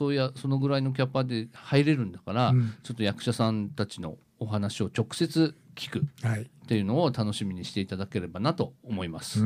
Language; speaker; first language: Japanese; native; Japanese